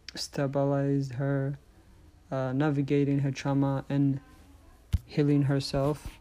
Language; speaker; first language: English; non-native, fluent; Tigrinya